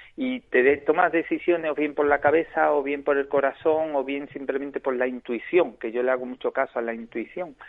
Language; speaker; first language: Spanish; native; Spanish